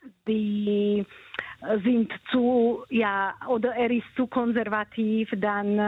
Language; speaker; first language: German; non-native, fluent; Slovak